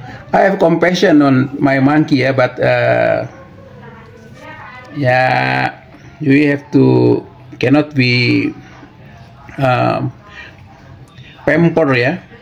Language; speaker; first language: English; non-native, learner; Indonesian